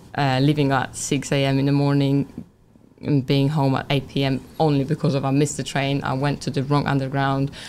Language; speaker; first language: English; non-native, fluent; Polish